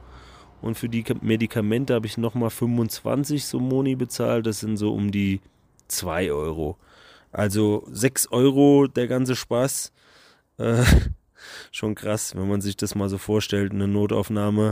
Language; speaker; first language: German; native; German